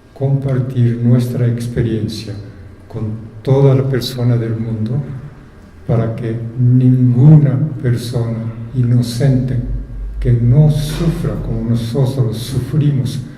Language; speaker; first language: Spanish; non-native, fluent; Japanese